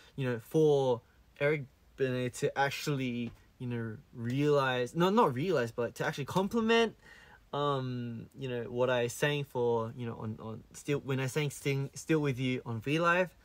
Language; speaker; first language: English; early bilingual, other home language; Korean